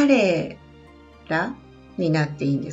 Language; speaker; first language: Japanese; non-native, learner; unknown